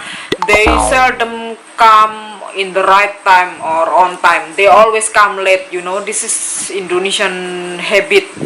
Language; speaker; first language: English; non-native, learner; Indonesian